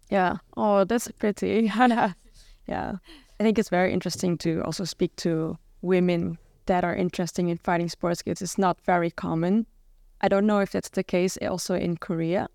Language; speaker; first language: English; non-native, fluent; Dutch